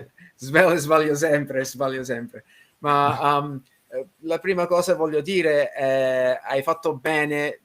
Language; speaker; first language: Italian; non-native, learner; English